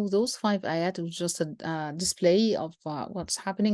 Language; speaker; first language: English; non-native, fluent; Arabic